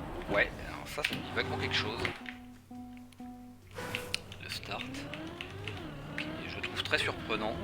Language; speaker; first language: French; native; French